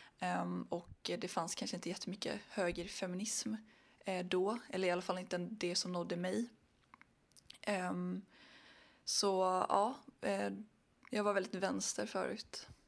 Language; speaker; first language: Swedish; early bilingual, other home language; Arabic